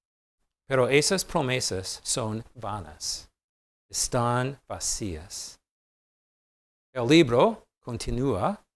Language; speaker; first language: Spanish; non-native, fluent; English